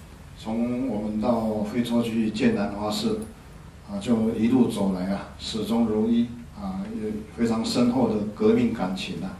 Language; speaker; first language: Chinese; native; Chinese